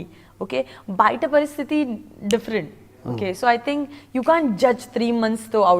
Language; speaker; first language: Telugu; non-native, learner; Gujarati